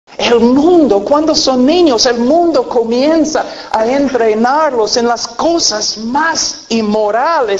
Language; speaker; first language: Spanish; non-native, fluent; English